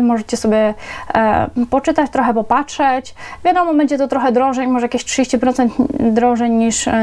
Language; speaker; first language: Polish; native; Polish